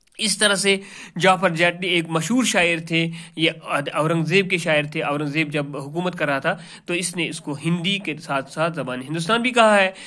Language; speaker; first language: Urdu; non-native, local second language; Kashmiri